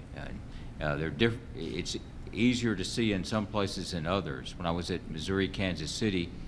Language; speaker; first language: English; native; English